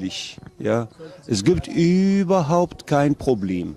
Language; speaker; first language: German; non-native, fluent; Arabic